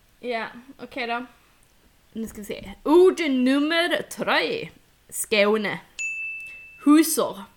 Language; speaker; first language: Swedish; native; Swedish